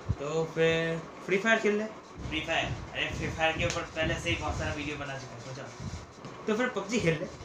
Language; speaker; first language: Hindi; native; Hindi